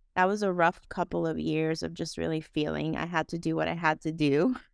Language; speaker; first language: English; non-native, fluent; Spanish